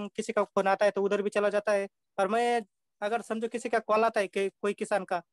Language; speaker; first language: Hindi; non-native, local second language; Marathi